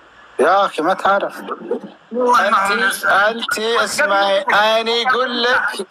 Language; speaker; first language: Arabic; non-native, learner; Amharic